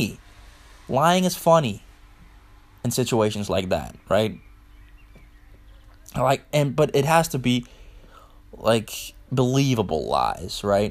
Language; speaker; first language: English; non-native, fluent; Danish